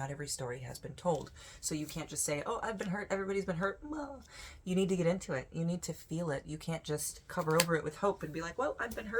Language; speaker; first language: English; native; English